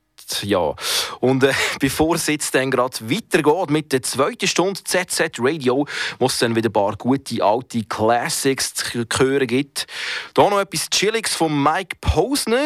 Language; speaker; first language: German; native; German